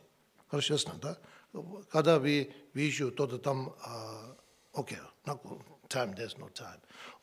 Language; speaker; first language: Russian; non-native, learner; Tibetan